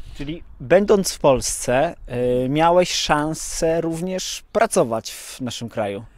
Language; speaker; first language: Polish; native; Polish